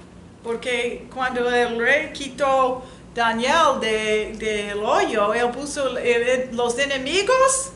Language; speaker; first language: Spanish; non-native, learner; English